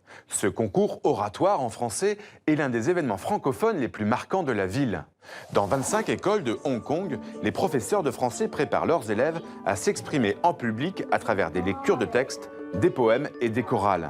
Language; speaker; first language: French; native; French